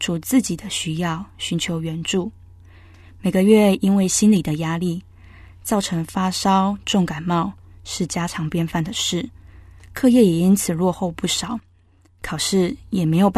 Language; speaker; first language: Chinese; native; Chinese